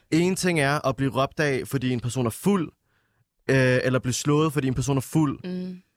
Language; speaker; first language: Danish; early bilingual, other home language; Arabic